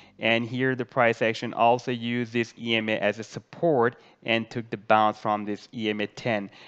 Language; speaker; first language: English; non-native, local second language; Urdu